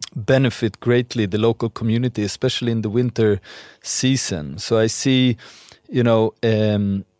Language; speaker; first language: English; non-native, fluent; Swedish